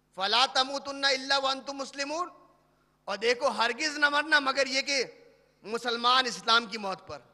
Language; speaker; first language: Urdu; native; Urdu